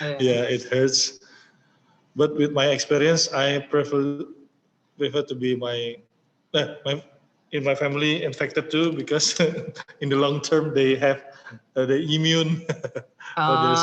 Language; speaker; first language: English; non-native, learner; Indonesian